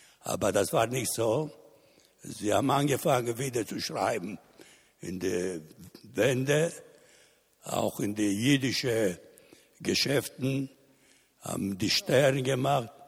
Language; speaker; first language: German; non-native, learner; Italian